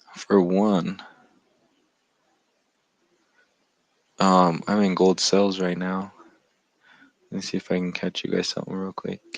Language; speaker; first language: English; native; English